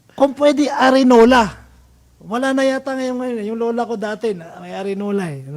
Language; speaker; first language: Filipino; non-native, local second language; Maranao